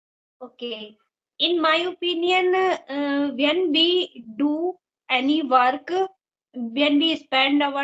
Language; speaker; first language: English; non-native, learner; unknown